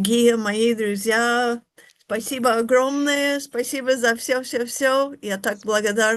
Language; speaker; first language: Russian; non-native, fluent; English